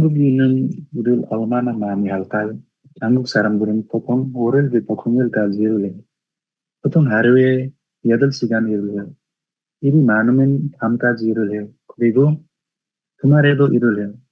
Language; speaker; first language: Korean; non-native, learner; Nepali